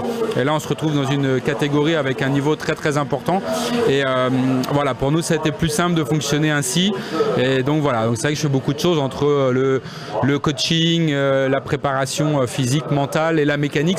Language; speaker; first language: French; native; French